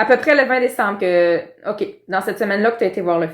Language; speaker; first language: French; native; French